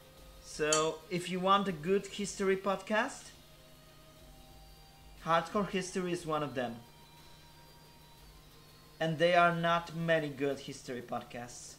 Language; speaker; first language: English; non-native, fluent; Polish